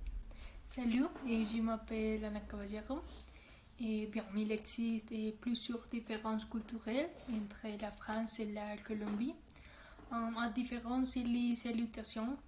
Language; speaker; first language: French; non-native, learner; Spanish